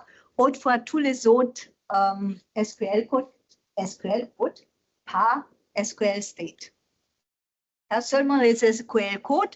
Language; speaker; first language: French; non-native, learner; German